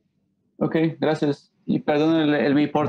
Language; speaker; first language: Spanish; non-native, learner; Portuguese